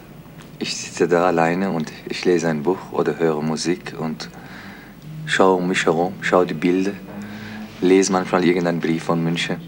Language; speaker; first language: German; non-native, fluent; Persian